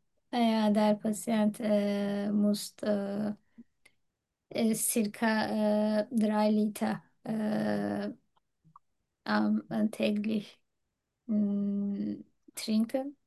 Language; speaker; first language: German; non-native, learner; Turkish